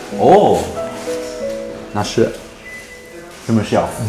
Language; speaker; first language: Chinese; non-native, learner; Spanish